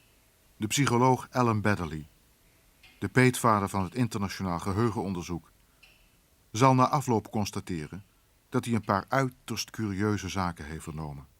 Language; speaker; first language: Dutch; native; Dutch